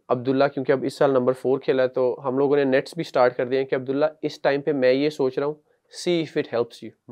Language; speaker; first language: Urdu; native; Urdu